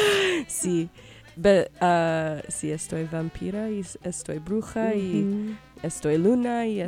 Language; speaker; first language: Spanish; non-native, learner; English